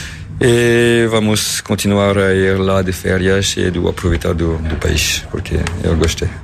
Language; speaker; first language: Portuguese; non-native, learner; French